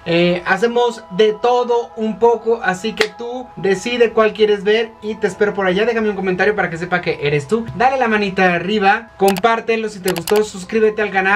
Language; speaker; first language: Spanish; native; Spanish